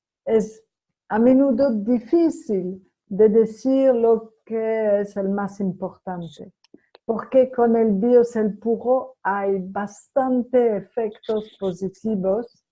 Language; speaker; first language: Spanish; non-native, fluent; French